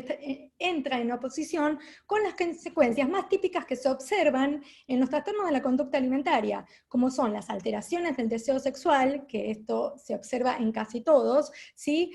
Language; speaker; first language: Spanish; native; Spanish